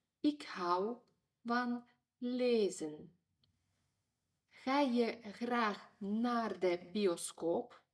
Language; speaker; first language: Dutch; non-native, fluent; Ukrainian